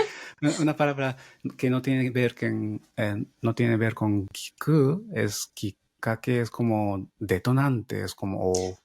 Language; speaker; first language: Spanish; non-native, fluent; Japanese